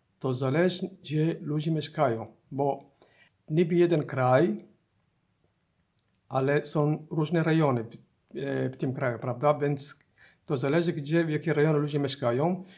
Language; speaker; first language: Polish; non-native, learner; Somali